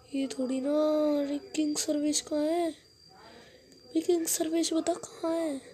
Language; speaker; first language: Hindi; native; Hindi